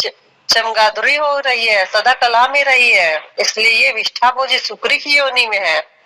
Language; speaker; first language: Hindi; native; Hindi